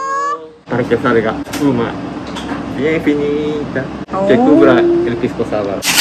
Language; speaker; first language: Spanish; non-native, fluent; Japanese